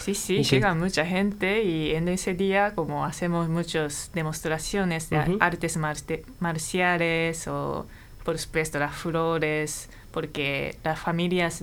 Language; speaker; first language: Spanish; non-native, fluent; Japanese